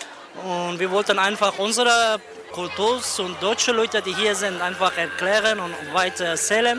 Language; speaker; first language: German; non-native, fluent; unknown